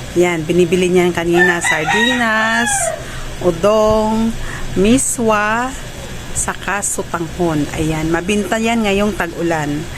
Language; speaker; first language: Filipino; non-native, local second language; Cebuano